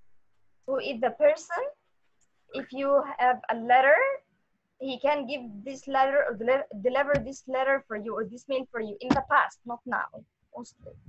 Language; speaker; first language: English; non-native, fluent; Arabic